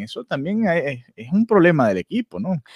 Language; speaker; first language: Spanish; native; Spanish